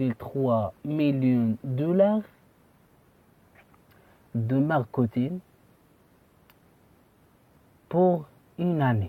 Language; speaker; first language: French; non-native, fluent; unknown